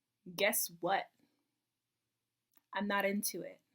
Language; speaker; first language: English; native; English